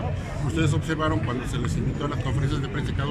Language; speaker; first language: Spanish; native; Spanish